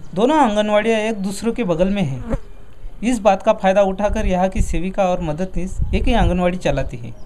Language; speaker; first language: Hindi; non-native, local second language; Marathi